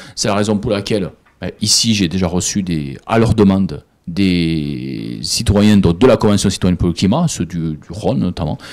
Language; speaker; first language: French; native; French